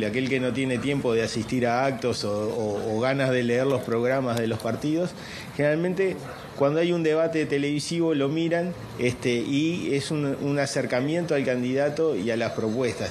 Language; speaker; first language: Spanish; native; Spanish